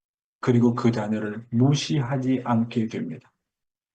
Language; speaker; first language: Korean; native; Korean